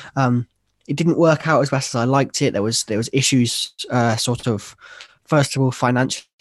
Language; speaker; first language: English; native; English